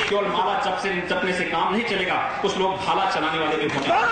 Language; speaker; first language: Hindi; native; Hindi